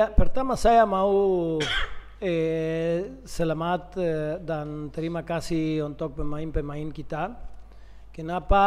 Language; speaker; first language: Indonesian; non-native, learner; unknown